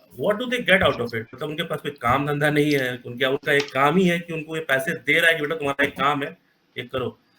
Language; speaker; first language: Hindi; native; Hindi